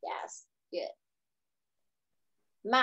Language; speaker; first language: English; non-native, learner; Vietnamese